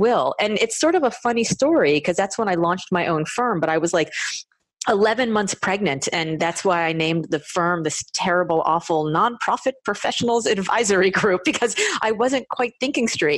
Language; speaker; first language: English; native; English